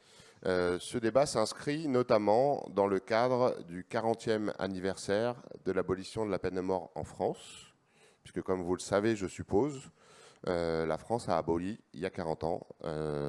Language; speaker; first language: French; native; French